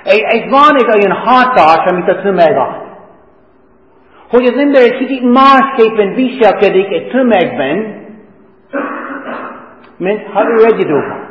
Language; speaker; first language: Hungarian; non-native, fluent; English